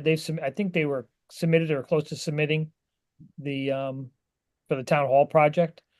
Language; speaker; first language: English; native; English